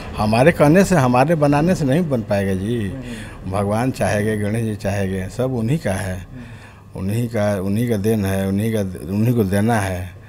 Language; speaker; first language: Hindi; native; Hindi